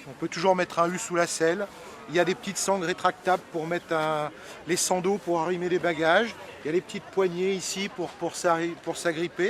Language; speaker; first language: French; native; French